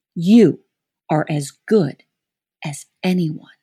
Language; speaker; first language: English; native; English